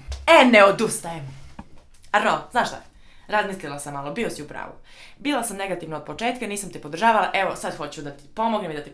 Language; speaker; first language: Bosnian; native; Bosnian